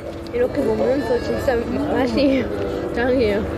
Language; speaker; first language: Korean; non-native, fluent; Arabic